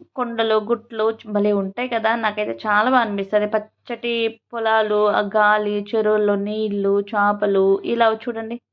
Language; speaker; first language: Telugu; native; Telugu